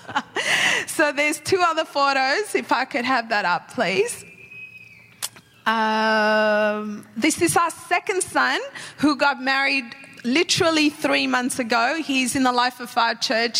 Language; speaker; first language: English; non-native, local second language; Sinhala